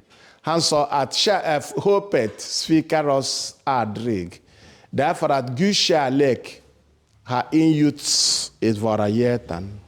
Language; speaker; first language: Swedish; non-native, fluent; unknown